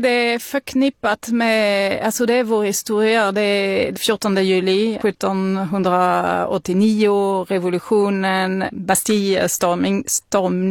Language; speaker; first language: Swedish; non-native, fluent; French